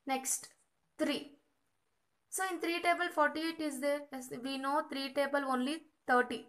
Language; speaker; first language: English; non-native, local second language; Kannada